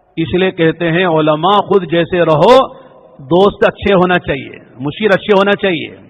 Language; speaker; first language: Urdu; native; Urdu